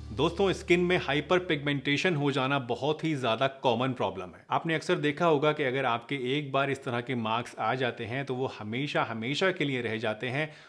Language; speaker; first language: Hindi; native; Hindi